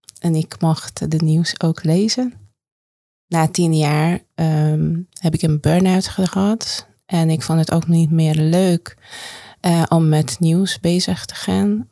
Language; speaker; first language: Dutch; non-native, fluent; Hungarian